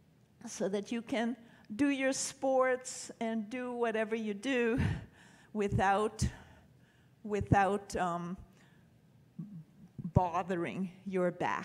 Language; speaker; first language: English; native; English